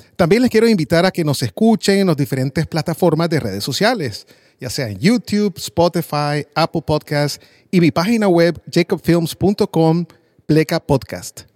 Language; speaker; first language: Spanish; native; Spanish